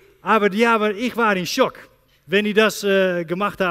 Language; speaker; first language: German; non-native, learner; Dutch